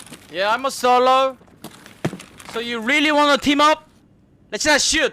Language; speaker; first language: English; non-native, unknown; Korean